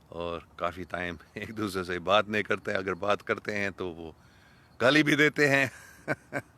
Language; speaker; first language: Urdu; non-native, fluent; English